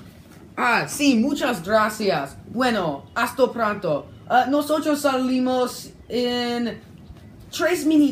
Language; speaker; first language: Spanish; non-native, learner; English